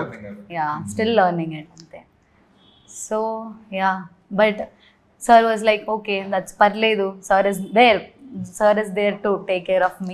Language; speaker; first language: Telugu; non-native, learner; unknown